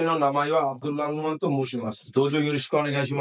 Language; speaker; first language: Japanese; non-native, learner; Bangla